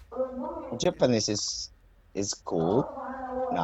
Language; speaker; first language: English; non-native, learner; Indonesian